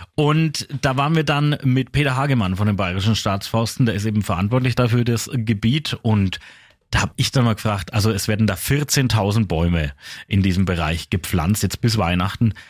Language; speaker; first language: German; native; German